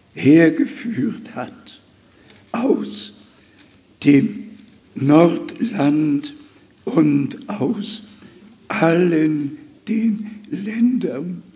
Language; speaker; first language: German; native; German